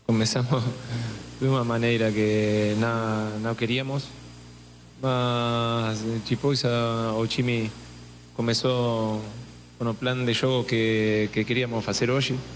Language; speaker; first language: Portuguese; non-native, learner; Spanish